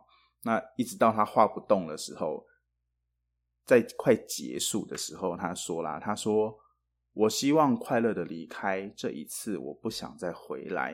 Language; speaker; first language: Chinese; native; Chinese